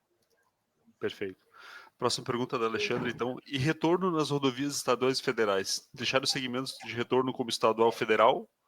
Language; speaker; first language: Portuguese; native; Portuguese